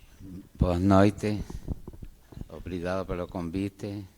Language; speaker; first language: Portuguese; non-native, fluent; Spanish